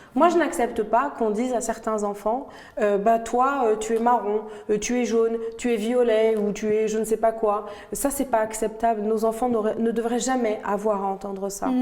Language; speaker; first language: French; non-native, local second language; Arabic